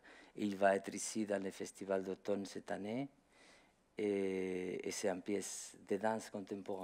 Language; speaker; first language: French; non-native, learner; Spanish